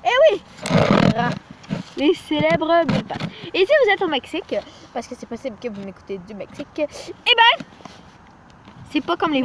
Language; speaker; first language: French; native; French